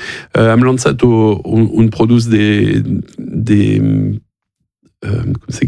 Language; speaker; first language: Romanian; non-native, learner; French